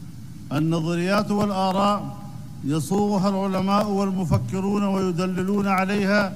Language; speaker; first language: Arabic; non-native, fluent; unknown